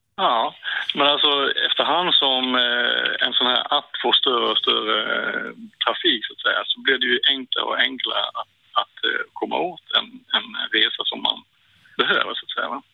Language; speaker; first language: Swedish; native; Swedish